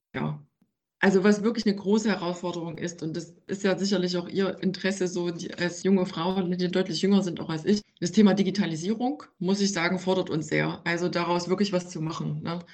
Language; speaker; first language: German; native; German